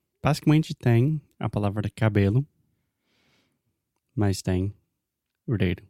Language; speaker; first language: Portuguese; non-native, fluent; English